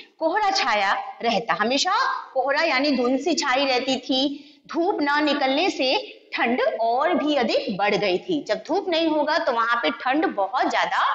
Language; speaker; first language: Hindi; non-native, local second language; Gujarati